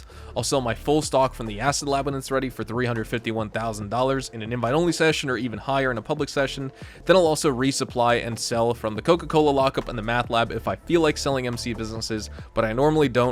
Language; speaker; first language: English; native; English